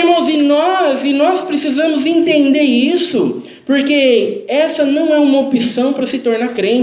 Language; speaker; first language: Portuguese; native; Portuguese